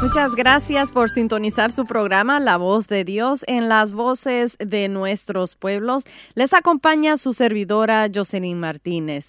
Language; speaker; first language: Spanish; native; Spanish